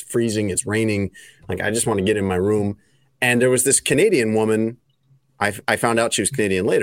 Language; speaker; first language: English; native; English